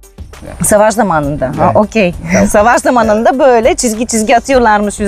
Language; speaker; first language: Turkish; non-native, fluent; Bulgarian